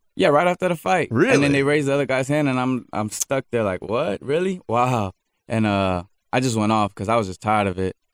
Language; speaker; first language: English; native; English